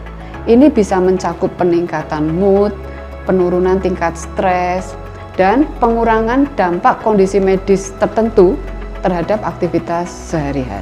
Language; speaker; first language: Indonesian; native; Indonesian